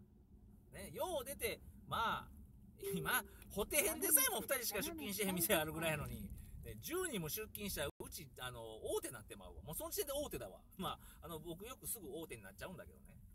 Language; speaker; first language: Japanese; native; Japanese